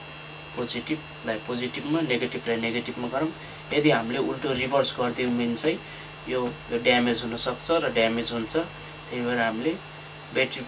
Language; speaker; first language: Nepali; native; Nepali